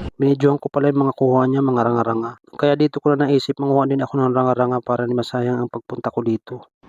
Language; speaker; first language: Filipino; non-native, local second language; Waray